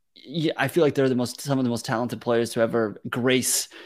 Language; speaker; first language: English; early bilingual, other home language; Russian